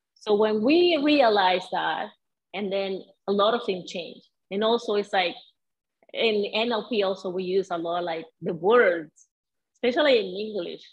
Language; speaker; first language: English; non-native, fluent; Spanish